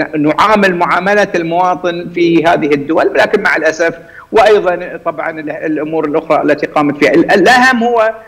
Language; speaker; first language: Arabic; native; Arabic